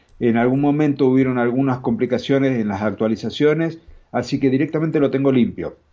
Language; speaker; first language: Spanish; native; Spanish